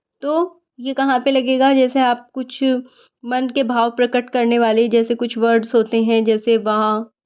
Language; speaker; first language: Hindi; native; Hindi